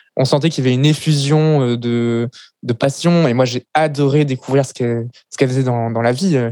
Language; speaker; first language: French; native; French